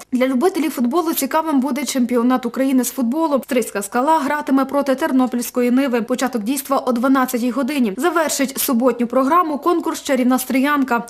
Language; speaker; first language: Ukrainian; native; Ukrainian